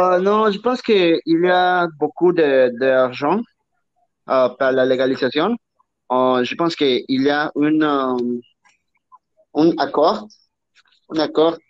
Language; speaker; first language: French; non-native, learner; Spanish